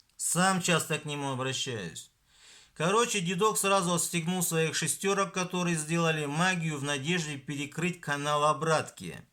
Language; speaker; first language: Russian; non-native, local second language; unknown